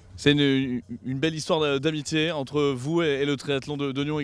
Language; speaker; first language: French; native; French